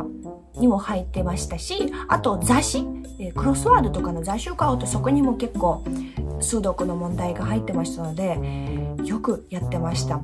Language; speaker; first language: Japanese; non-native, fluent; Russian